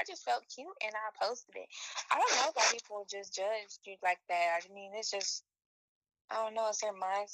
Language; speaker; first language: English; native; English